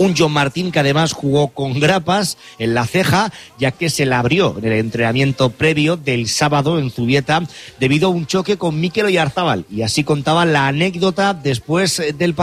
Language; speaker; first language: Spanish; native; Spanish